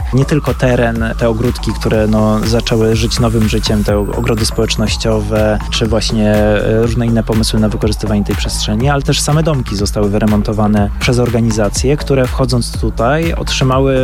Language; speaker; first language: Polish; native; Polish